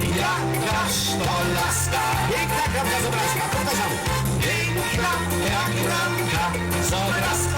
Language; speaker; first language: Polish; native; Polish